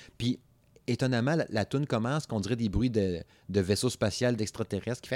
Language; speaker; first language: French; native; French